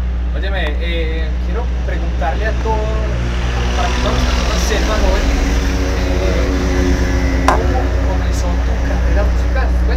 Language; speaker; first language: Spanish; native; Spanish